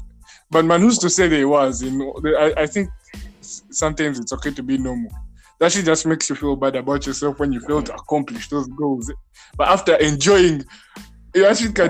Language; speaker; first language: English; non-native, local second language; Ganda